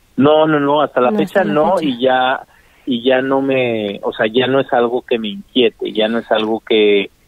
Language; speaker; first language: Spanish; native; Spanish